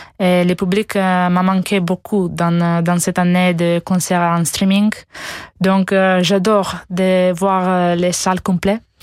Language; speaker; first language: French; non-native, fluent; Italian